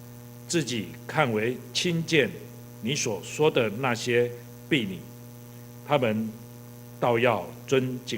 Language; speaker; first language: Chinese; native; Chinese